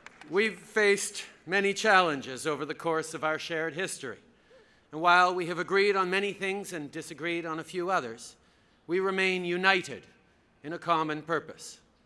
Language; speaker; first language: English; early bilingual, other home language; French